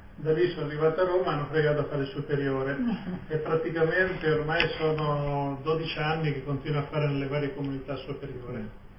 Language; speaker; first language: Italian; native; Italian